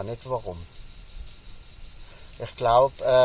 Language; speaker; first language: German; native; German